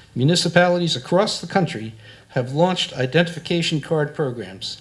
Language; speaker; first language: English; native; English